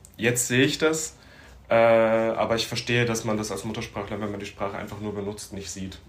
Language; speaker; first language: German; native; German